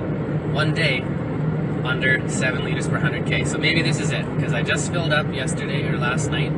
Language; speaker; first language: English; native; English